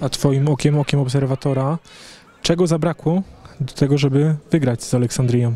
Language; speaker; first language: Polish; native; Polish